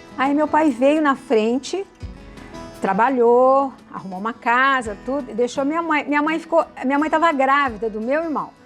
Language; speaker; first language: Portuguese; early bilingual, other home language; Italian